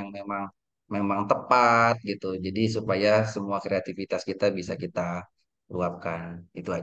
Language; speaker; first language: Indonesian; native; Indonesian